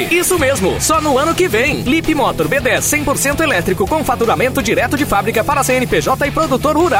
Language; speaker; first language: Portuguese; native; Portuguese